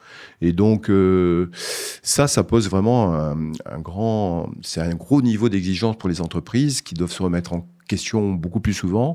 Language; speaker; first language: French; native; French